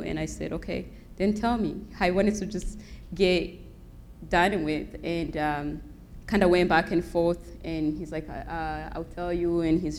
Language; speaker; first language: English; non-native, local second language; Kinyarwanda